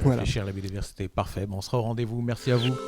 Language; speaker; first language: French; native; French